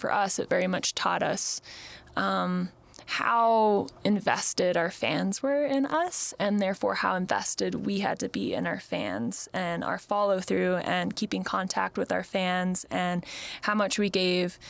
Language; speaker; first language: English; native; English